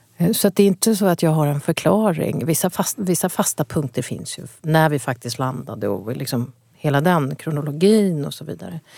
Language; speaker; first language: Swedish; early bilingual, other home language; Kurdish